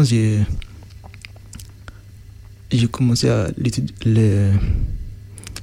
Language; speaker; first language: French; non-native, learner; Arabic